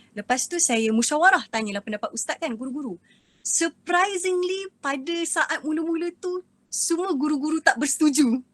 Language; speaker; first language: Malay; native; Malay